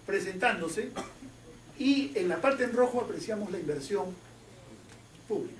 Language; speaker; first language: Spanish; native; Spanish